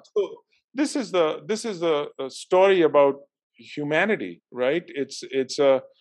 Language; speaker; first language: English; non-native, local second language; Urdu